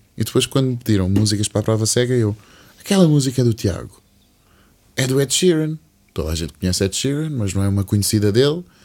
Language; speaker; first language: Portuguese; early bilingual, other home language; English